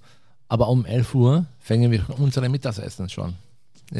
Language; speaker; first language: German; non-native, fluent; Italian